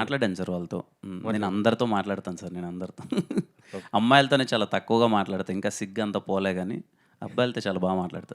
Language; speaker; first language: Telugu; native; Telugu